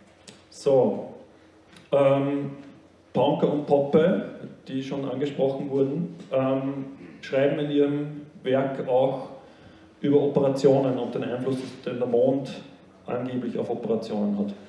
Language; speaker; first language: German; native; German